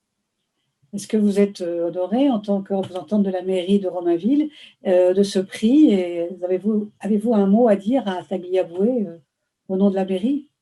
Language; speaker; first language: French; native; French